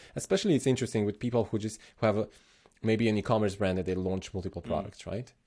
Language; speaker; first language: English; non-native, fluent; Slovenian